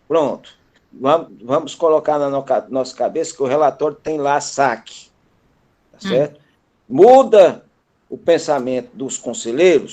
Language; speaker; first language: Portuguese; native; Portuguese